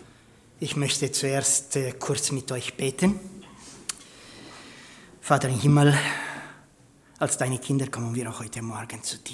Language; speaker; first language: German; non-native, fluent; Romanian